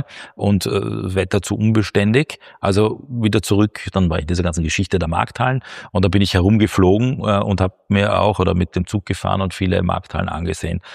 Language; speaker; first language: German; native; German